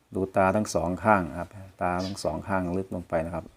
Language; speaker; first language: Thai; non-native, local second language; Northeastern Thai